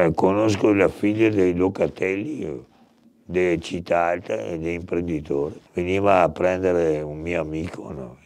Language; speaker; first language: Italian; native; Italian